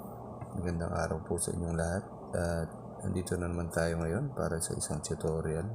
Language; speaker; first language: Filipino; native; Filipino